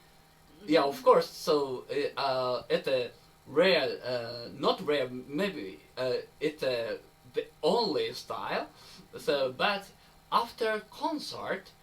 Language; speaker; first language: English; non-native, learner; Japanese